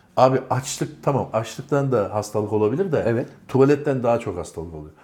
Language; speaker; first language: Turkish; native; Turkish